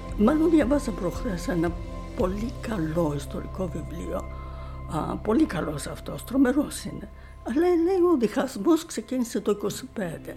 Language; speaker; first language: Greek; native; Greek